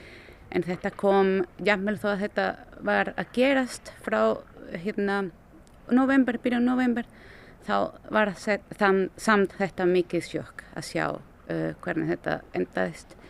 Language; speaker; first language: Icelandic; non-native, fluent; Spanish